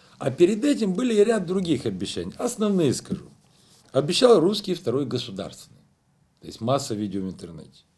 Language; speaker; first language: Russian; non-native, local second language; Romanian